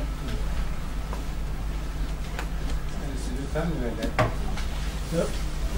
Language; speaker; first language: Swedish; non-native, fluent; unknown